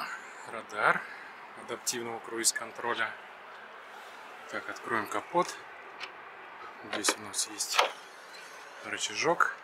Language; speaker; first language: Russian; native; Russian